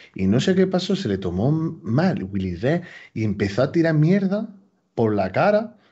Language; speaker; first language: Spanish; native; Spanish